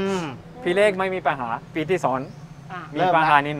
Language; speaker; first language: Thai; non-native, learner; Japanese